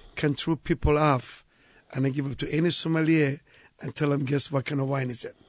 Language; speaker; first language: English; non-native, fluent; Italian